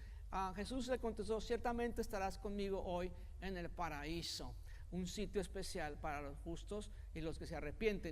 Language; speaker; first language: Spanish; native; Spanish